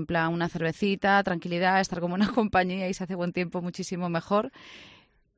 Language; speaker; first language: Spanish; native; Spanish